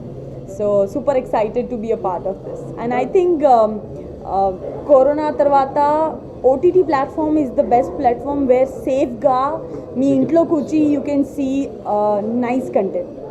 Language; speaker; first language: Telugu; non-native, learner; Gujarati